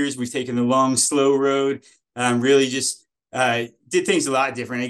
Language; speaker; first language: English; native; English